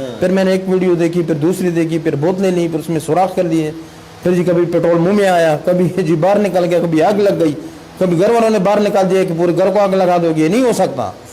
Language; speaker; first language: Urdu; non-native, local second language; Pashto